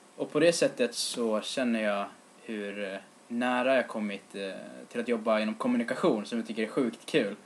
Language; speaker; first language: Swedish; native; Swedish